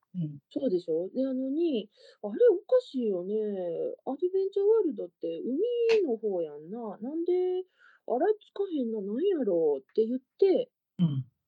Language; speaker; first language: Japanese; native; Japanese